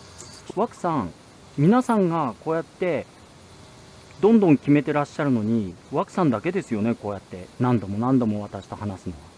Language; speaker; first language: Japanese; native; Japanese